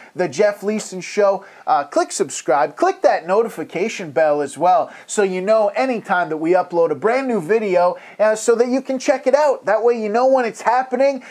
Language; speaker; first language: English; native; English